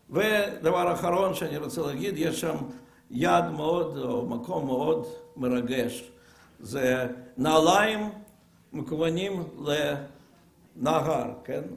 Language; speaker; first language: Hebrew; non-native, fluent; Russian